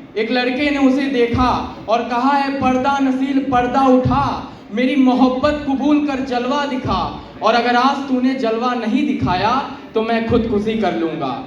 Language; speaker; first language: Hindi; native; Hindi